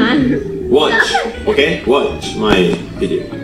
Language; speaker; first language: English; non-native, fluent; Indonesian